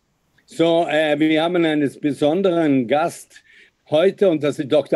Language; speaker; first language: German; non-native, fluent; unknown